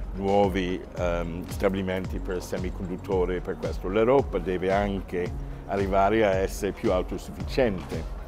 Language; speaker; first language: Italian; non-native, fluent; English